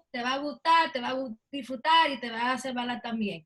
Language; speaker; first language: Spanish; early bilingual, other home language; English